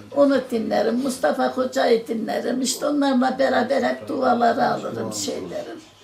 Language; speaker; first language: Turkish; native; Turkish